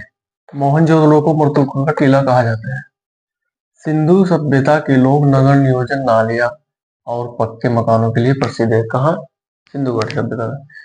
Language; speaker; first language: Hindi; native; Hindi